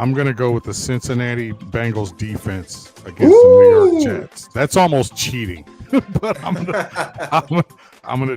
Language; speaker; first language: English; native; English